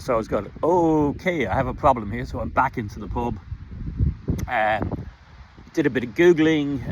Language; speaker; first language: English; native; English